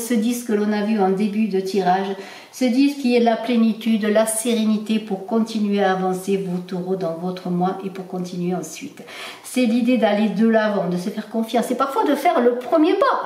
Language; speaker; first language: French; native; French